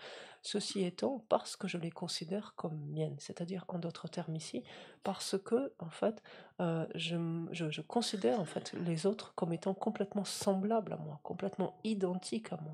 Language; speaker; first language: French; native; French